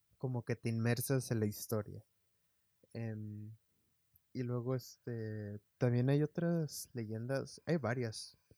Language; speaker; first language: Spanish; early bilingual, heritage; Spanish